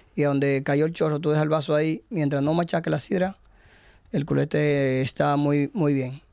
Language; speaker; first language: Spanish; native; Spanish